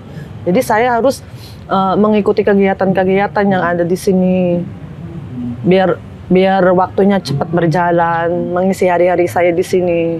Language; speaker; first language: Indonesian; non-native, fluent; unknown